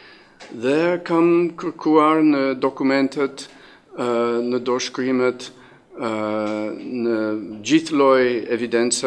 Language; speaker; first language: Albanian; non-native, fluent; English